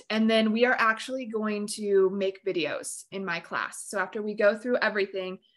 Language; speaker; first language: English; native; English